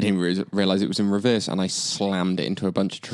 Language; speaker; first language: English; native; English